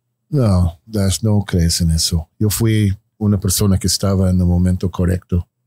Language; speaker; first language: Spanish; non-native, fluent; English